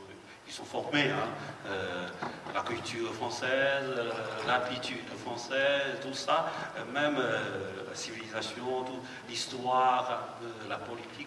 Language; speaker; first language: French; non-native, fluent; Chinese